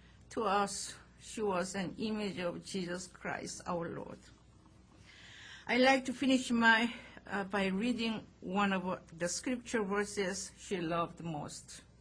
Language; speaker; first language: English; non-native, fluent; Korean